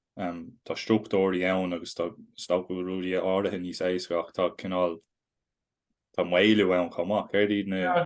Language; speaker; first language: Irish; non-native, local second language; English